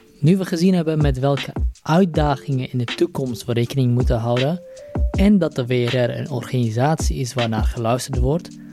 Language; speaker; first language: Dutch; native; Dutch